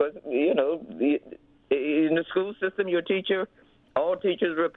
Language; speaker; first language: English; native; English